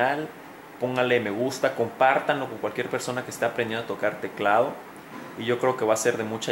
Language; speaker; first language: Spanish; native; Spanish